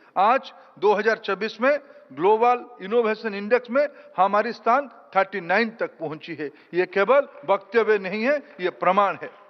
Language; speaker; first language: Hindi; non-native, local second language; Odia